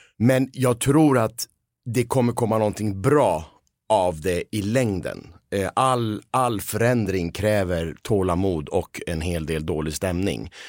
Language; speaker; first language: Swedish; early bilingual, other home language; Persian